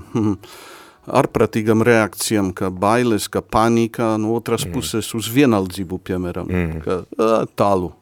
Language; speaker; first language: Latvian; non-native, fluent; Polish